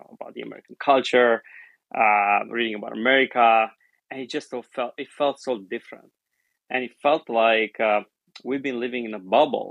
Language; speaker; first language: English; non-native, fluent; Romanian